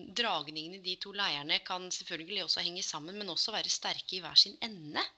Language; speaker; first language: Norwegian; native; Norwegian